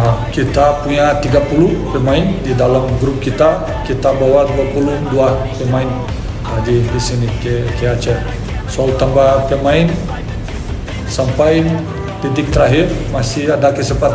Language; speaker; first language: Indonesian; non-native, fluent; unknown